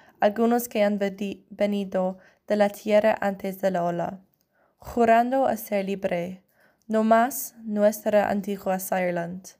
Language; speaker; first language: Spanish; non-native, learner; English